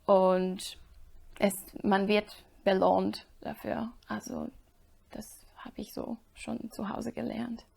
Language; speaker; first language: German; non-native, fluent; Slovak